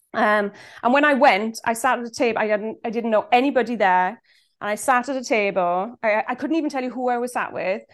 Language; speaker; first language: English; native; English